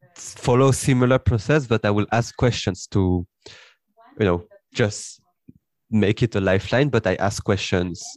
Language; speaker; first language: English; early bilingual, heritage; French